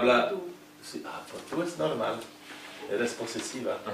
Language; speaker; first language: Spanish; non-native, fluent; French